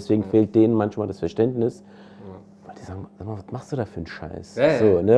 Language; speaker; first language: German; native; German